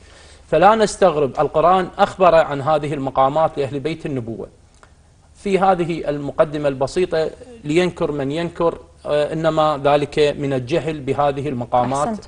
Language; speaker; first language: Arabic; native; Arabic